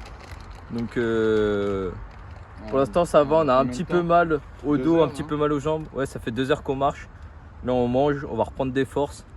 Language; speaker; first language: French; native; French